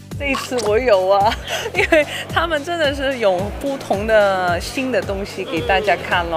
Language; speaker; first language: Chinese; non-native, local second language; Cantonese